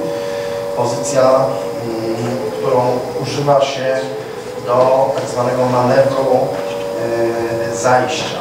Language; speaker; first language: Polish; native; Polish